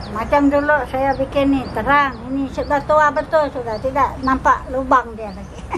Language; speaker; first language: Malay; non-native, local second language; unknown